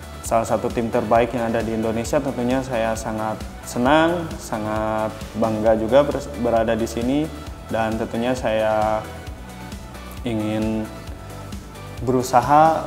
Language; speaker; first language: Indonesian; native; Indonesian